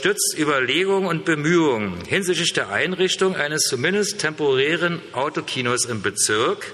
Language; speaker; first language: German; native; German